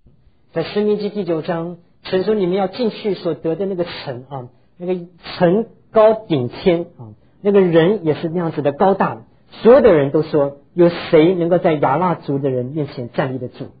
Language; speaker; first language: Chinese; native; Chinese